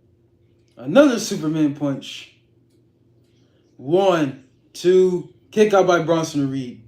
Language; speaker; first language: English; native; English